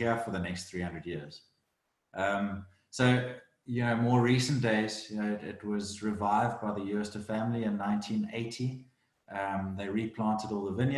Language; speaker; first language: English; native; English